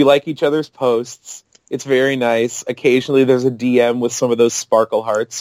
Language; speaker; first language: English; native; English